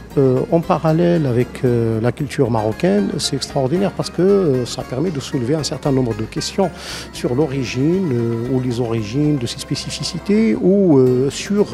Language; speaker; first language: French; non-native, local second language; Arabic